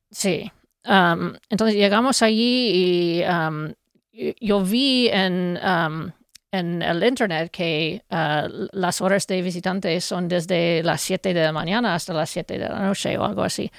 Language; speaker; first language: Spanish; non-native, fluent; English